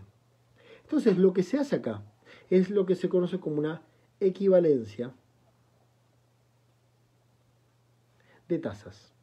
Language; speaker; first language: Spanish; native; Spanish